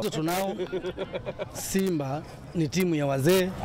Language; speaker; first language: Swahili; native; Swahili